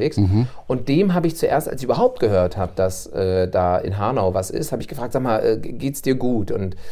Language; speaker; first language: German; native; German